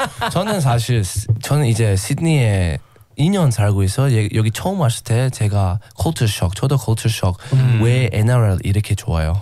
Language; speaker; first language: Korean; non-native, learner; English